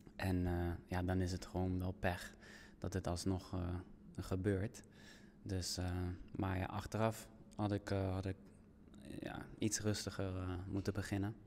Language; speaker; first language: Dutch; native; Dutch